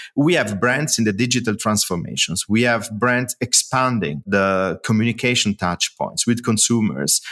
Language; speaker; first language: English; non-native, fluent; Italian